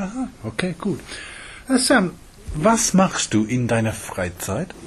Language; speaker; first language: German; non-native, fluent; English